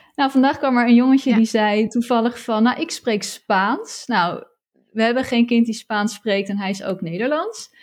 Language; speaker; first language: Dutch; native; Dutch